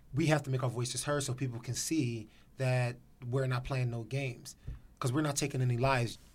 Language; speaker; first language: English; native; English